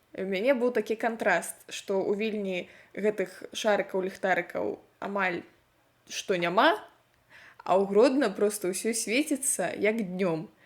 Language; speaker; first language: Belarusian; non-native, local second language; Russian